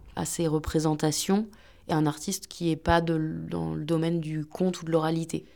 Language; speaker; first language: French; native; French